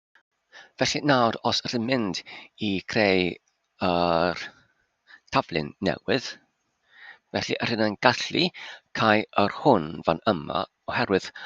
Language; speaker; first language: Welsh; non-native, fluent; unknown